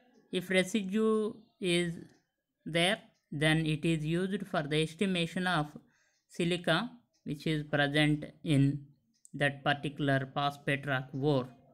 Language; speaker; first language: English; non-native, local second language; Telugu